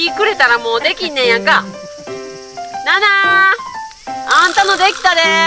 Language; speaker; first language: Japanese; native; Japanese